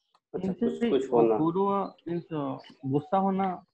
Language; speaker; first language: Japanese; non-native, learner; Hindi